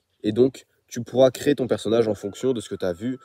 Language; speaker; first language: French; native; French